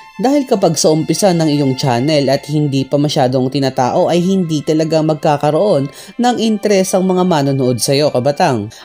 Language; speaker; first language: Filipino; native; Filipino